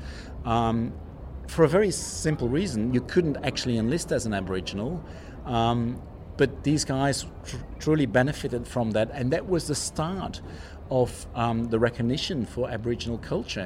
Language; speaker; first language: English; non-native, fluent; Dutch